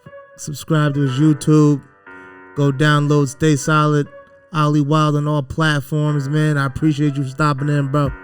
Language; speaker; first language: English; native; English